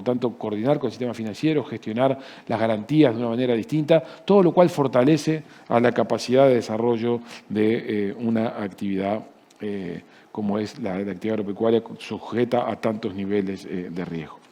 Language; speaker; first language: Spanish; native; Spanish